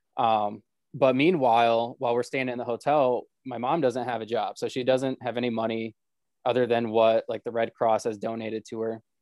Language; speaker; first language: English; native; English